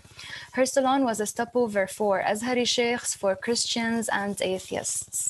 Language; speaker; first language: English; non-native, fluent; Arabic